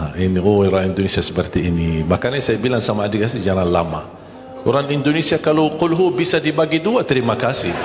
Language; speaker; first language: Malay; non-native, fluent; Arabic